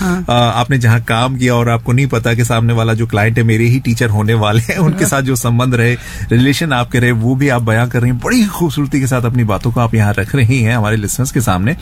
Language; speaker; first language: Hindi; native; Hindi